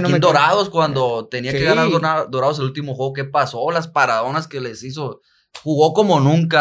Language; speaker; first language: Spanish; native; Spanish